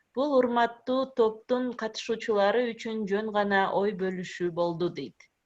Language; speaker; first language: Kyrgyz; native; Kyrgyz